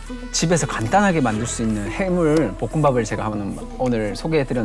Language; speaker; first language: Korean; native; Korean